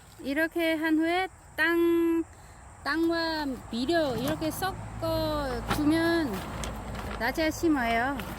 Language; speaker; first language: Korean; non-native, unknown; Vietnamese